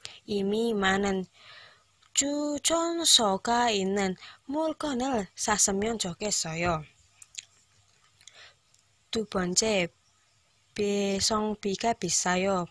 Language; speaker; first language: Korean; non-native, learner; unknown